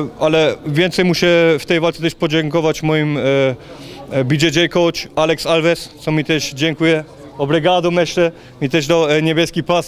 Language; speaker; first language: Polish; early bilingual, heritage; Polish